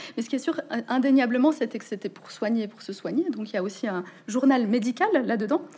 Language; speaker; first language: French; native; French